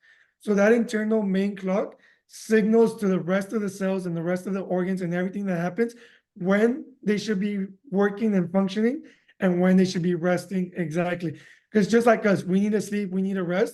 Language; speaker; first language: English; early bilingual, other home language; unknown